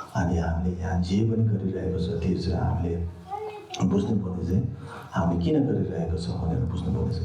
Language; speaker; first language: Nepali; non-native, local second language; Tibetan